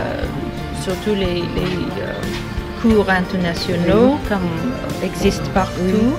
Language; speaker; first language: French; non-native, fluent; English